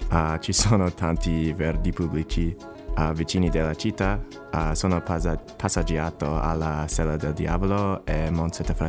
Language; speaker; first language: Italian; non-native, learner; English